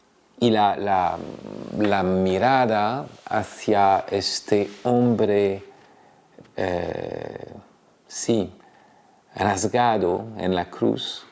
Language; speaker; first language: Spanish; non-native, fluent; French